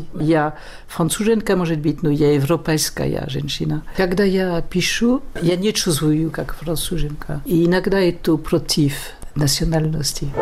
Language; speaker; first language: Russian; non-native, fluent; French